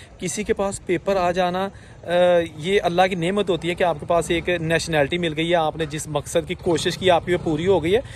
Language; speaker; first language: Hindi; non-native, local second language; Punjabi